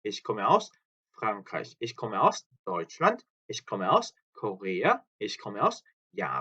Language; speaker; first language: German; non-native, fluent; Korean